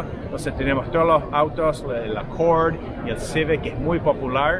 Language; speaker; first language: Spanish; non-native, fluent; English